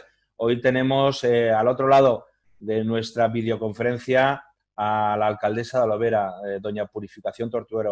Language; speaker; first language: Spanish; native; Spanish